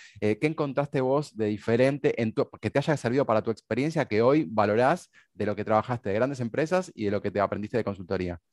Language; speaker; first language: Spanish; native; Spanish